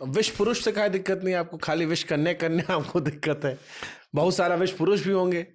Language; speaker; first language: Hindi; native; Hindi